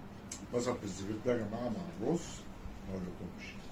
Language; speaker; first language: Arabic; native; Arabic